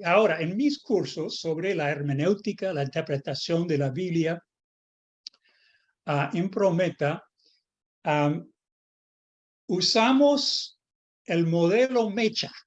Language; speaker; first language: Spanish; non-native, fluent; English